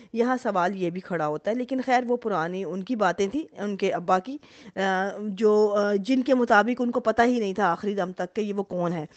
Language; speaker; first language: Hindi; native; Hindi